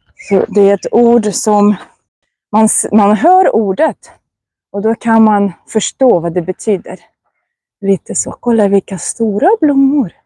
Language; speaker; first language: Swedish; non-native, fluent; Russian